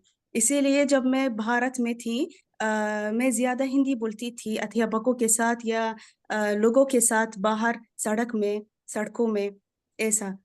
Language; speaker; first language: Hindi; non-native, fluent; Arabic